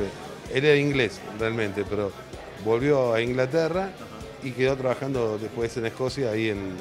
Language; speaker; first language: Spanish; native; Spanish